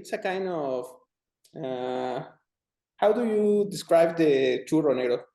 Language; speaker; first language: English; non-native, fluent; Spanish